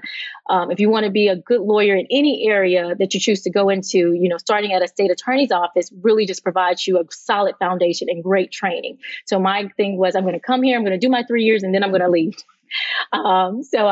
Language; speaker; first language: English; native; English